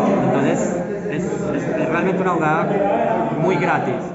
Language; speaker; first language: Spanish; native; Spanish